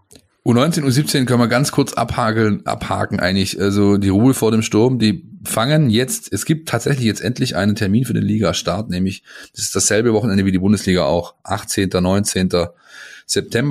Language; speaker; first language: German; native; German